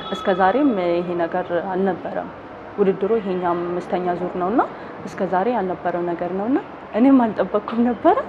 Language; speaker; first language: Amharic; non-native, local second language; Oromo